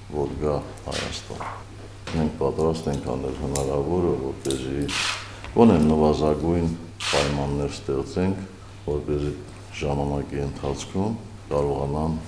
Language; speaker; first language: Armenian; native; Armenian